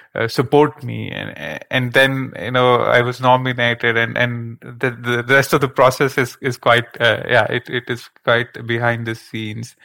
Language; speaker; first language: English; non-native, local second language; Kannada